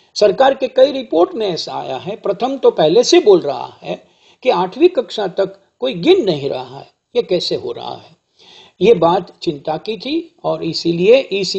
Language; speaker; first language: Hindi; non-native, local second language; Gujarati